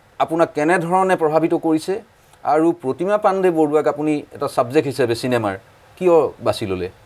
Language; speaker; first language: Assamese; native; Assamese